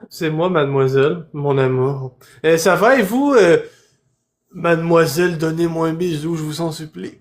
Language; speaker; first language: French; native; French